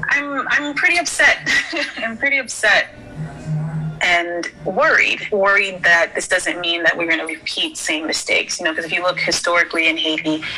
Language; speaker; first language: English; early bilingual, other home language; Haitian Creole